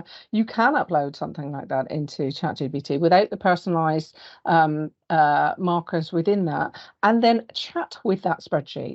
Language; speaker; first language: English; native; English